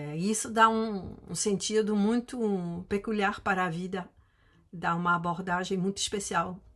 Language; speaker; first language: Portuguese; non-native, fluent; French